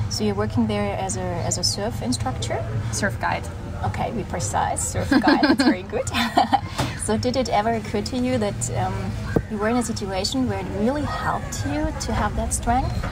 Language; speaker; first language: English; non-native, fluent; German